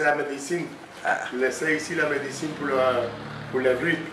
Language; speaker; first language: French; non-native, learner; Spanish